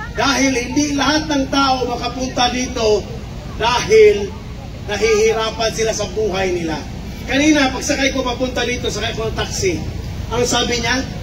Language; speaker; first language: Filipino; non-native, local second language; Cebuano